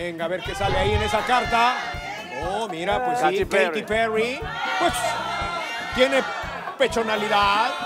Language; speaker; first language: Spanish; native; Spanish